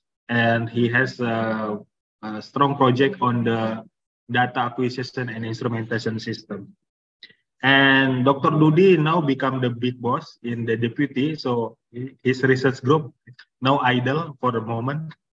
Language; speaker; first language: English; non-native, fluent; Indonesian